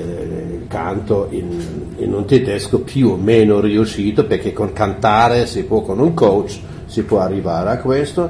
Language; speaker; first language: Italian; non-native, fluent; German